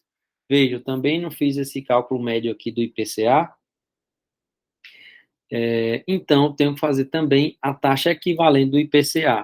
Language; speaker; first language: Portuguese; native; Portuguese